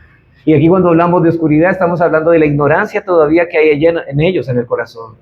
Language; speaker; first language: Spanish; native; Spanish